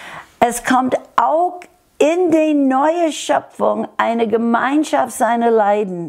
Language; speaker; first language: German; non-native, fluent; English